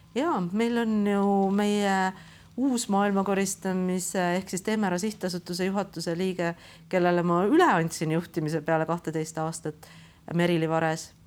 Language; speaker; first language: Estonian; native; Estonian